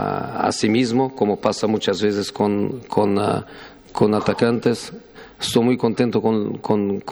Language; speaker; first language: Spanish; non-native, fluent; Portuguese